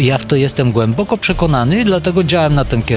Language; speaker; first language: Polish; non-native, fluent; Bulgarian